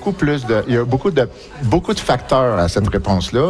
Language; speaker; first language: French; native; French